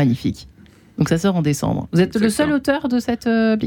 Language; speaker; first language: French; native; French